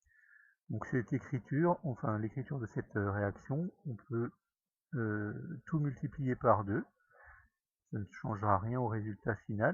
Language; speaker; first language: French; native; French